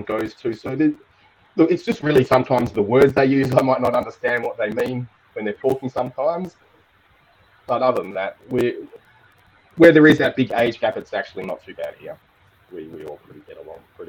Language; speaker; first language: English; native; English